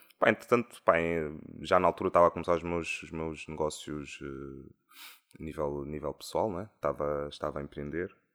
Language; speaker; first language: Portuguese; native; Portuguese